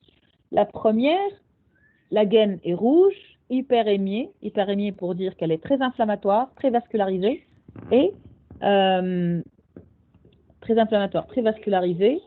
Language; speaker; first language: French; non-native, local second language; Arabic